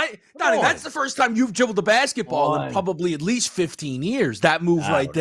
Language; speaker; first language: English; native; English